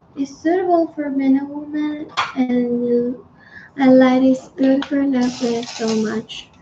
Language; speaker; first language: English; non-native, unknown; Chinese